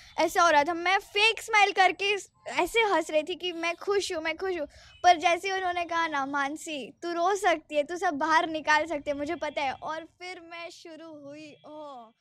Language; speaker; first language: Hindi; non-native, local second language; Gujarati